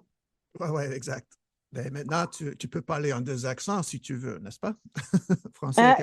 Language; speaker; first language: French; non-native, fluent; English